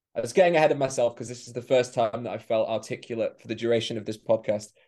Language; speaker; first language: English; native; English